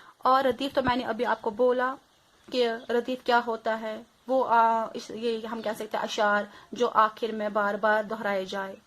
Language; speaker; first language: Urdu; non-native, local second language; Kashmiri